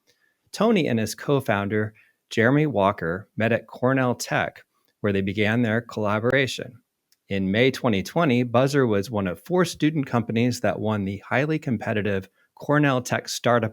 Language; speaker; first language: English; native; English